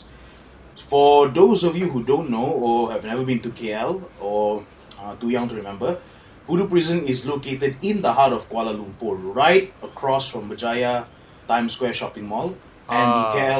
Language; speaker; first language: English; non-native, local second language; Malay